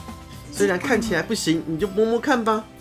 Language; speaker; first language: Chinese; native; Chinese